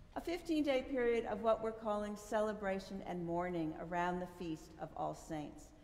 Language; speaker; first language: English; native; English